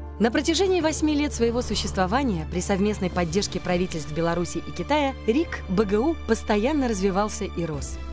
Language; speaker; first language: Russian; native; Russian